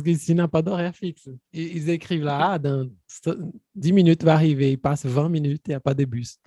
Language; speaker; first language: French; non-native, fluent; Portuguese